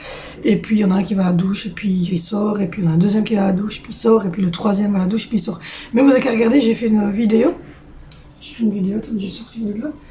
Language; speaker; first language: French; native; French